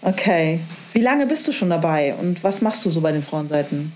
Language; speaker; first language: German; native; German